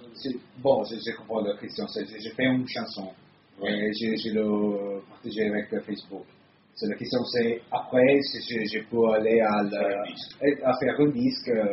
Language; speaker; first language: French; non-native, fluent; Italian